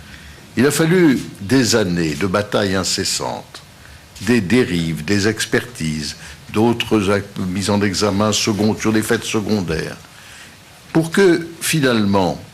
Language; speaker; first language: French; native; French